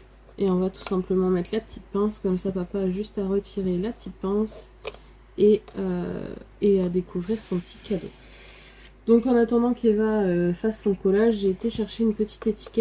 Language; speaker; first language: French; native; French